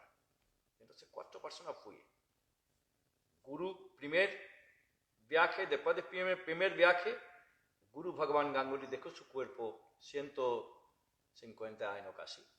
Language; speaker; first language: Spanish; non-native, learner; Bangla